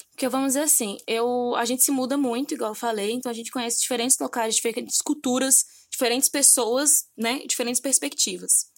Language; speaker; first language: Portuguese; native; Portuguese